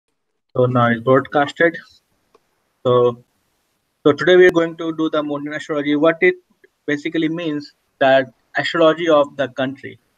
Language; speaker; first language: English; non-native, fluent; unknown